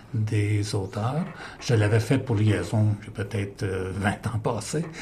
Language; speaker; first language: French; native; French